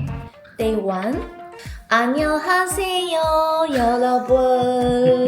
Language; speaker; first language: Korean; non-native, learner; Chinese